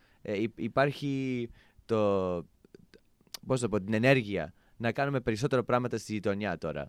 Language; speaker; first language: Greek; non-native, fluent; English